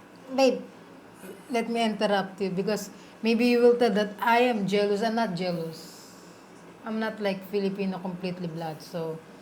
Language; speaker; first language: English; non-native, local second language; Cebuano